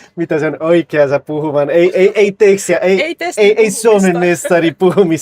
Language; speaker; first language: Finnish; non-native, learner; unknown